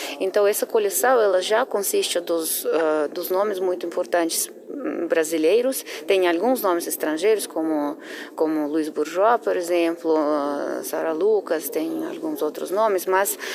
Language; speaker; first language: Portuguese; non-native, fluent; Russian